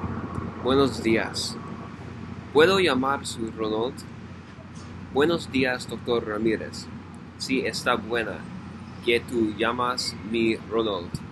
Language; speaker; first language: Spanish; non-native, learner; English